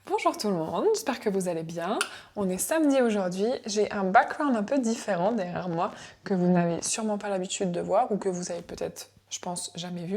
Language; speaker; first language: French; native; French